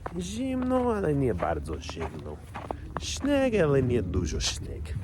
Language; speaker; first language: Polish; non-native, learner; English